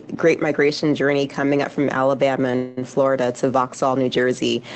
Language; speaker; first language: English; native; English